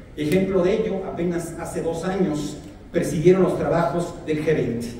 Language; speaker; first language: Spanish; native; Spanish